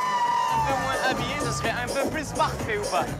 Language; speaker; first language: French; native; French